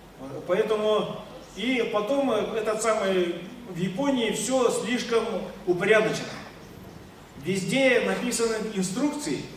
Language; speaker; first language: Russian; non-native, local second language; Yakut